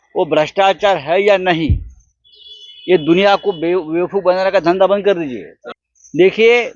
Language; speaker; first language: Hindi; non-native, local second language; Marathi